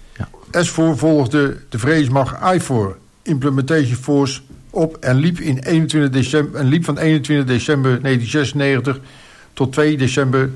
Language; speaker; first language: Dutch; native; Dutch